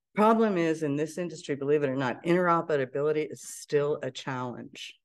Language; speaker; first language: English; native; English